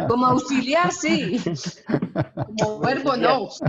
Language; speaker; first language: Spanish; native; Spanish